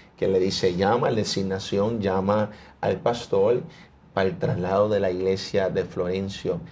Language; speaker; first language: Spanish; early bilingual, heritage; Spanish